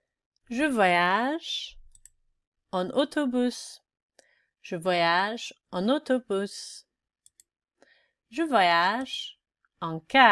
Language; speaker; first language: French; non-native, fluent; English